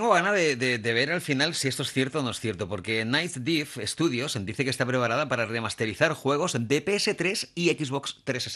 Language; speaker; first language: Spanish; native; Spanish